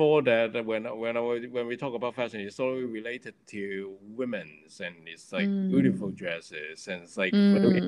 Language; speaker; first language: English; non-native, local second language; Cantonese